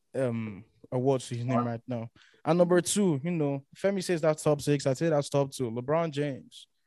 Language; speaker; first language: English; non-native, local second language; Yoruba